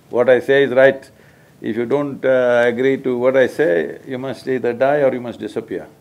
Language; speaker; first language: English; non-native, local second language; Kannada